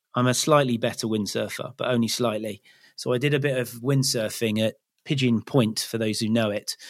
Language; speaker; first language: English; native; English